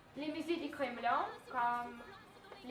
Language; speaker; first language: French; non-native, learner; Russian